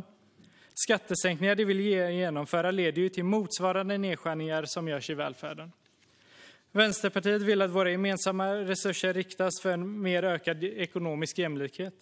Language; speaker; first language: Swedish; native; Swedish